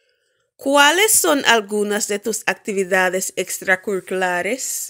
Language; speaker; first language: Spanish; non-native, fluent; English